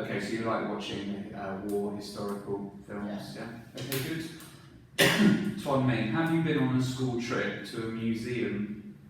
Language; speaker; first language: English; non-native, fluent; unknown